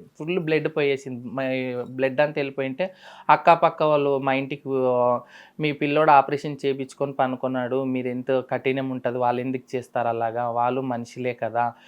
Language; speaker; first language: Telugu; native; Telugu